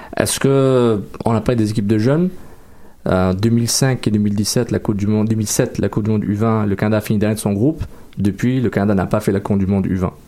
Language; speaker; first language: French; native; French